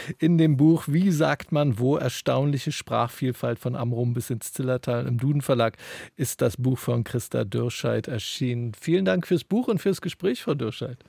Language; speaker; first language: German; native; German